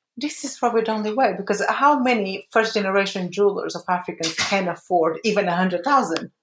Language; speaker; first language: English; early bilingual, other home language; Portuguese